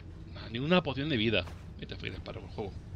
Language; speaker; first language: Spanish; native; Spanish